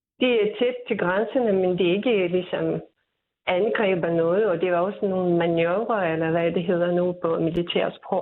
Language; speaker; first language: Danish; non-native, fluent; Russian